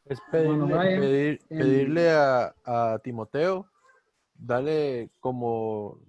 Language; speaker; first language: Spanish; native; Spanish